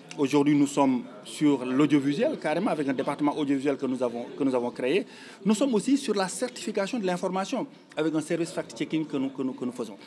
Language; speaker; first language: French; non-native, local second language; Wolof